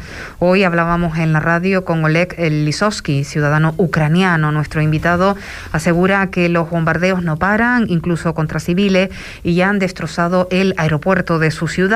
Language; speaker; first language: Spanish; native; Spanish